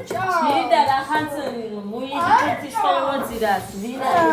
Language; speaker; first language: Georgian; native; Georgian